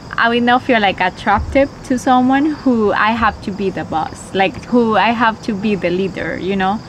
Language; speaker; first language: English; non-native, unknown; Spanish